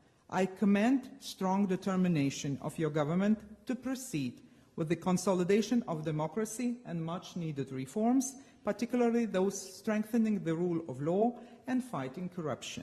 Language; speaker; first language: English; non-native, fluent; Lithuanian